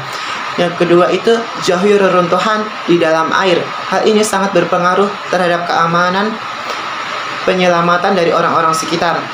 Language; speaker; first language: Indonesian; native; Indonesian